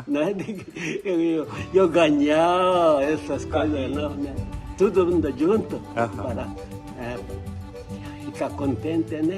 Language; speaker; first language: Portuguese; non-native, learner; Japanese